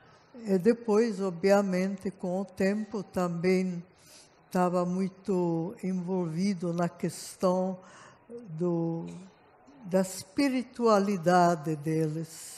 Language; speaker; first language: Portuguese; non-native, fluent; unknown